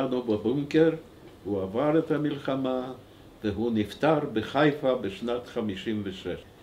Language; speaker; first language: Hebrew; non-native, fluent; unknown